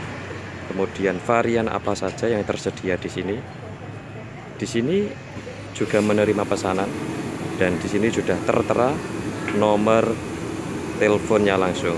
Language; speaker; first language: Indonesian; native; Indonesian